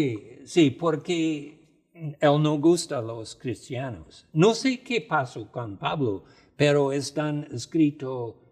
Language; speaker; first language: Spanish; non-native, fluent; English